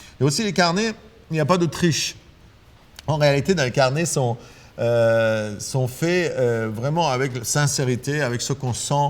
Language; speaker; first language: French; non-native, fluent; Persian